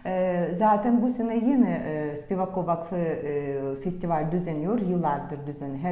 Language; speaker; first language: Turkish; non-native, fluent; Russian